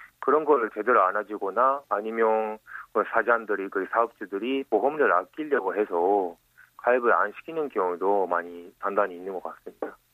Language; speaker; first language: Korean; non-native, fluent; Japanese